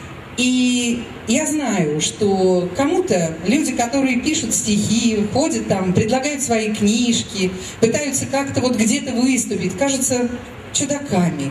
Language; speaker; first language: Russian; native; Russian